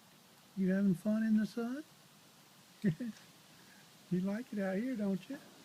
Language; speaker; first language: English; native; English